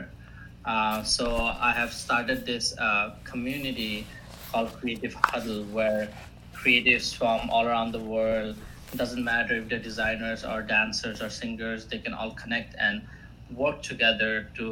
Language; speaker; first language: English; non-native, local second language; Assamese